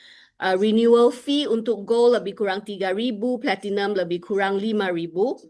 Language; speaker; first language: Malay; non-native, local second language; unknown